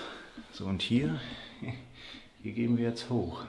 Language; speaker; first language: German; native; German